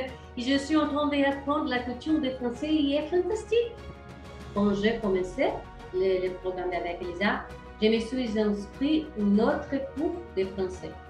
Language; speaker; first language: French; non-native, learner; Portuguese